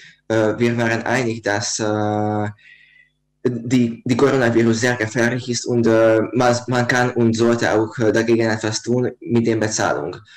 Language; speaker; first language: German; non-native, learner; Hungarian